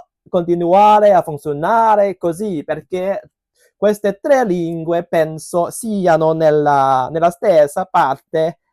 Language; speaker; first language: Italian; non-native, fluent; Cantonese